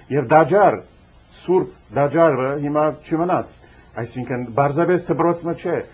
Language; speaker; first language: Armenian; early bilingual, heritage; Armenian